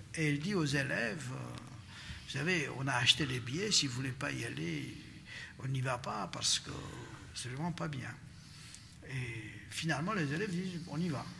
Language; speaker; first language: French; non-native, fluent; Romanian